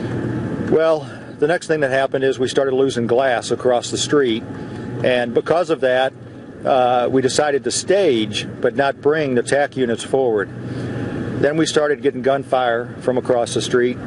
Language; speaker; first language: English; native; English